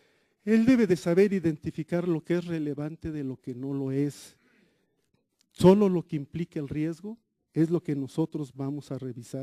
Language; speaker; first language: Spanish; native; Spanish